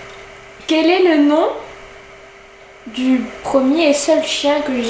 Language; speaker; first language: French; native; French